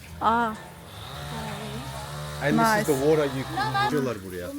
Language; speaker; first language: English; non-native, learner; Turkish